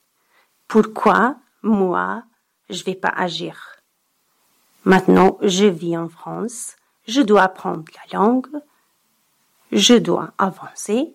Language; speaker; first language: French; non-native, learner; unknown